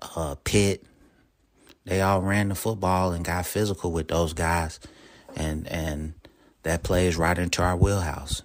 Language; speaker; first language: English; native; English